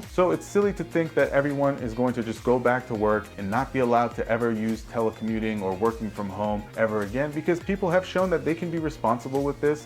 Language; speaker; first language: English; native; English